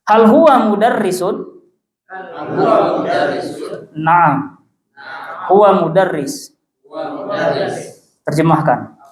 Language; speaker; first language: Arabic; non-native, fluent; Indonesian